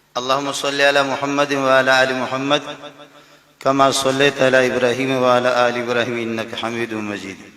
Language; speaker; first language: Urdu; non-native, local second language; Baluchi